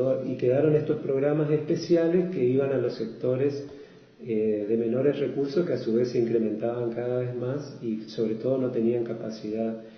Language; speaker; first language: Spanish; native; Spanish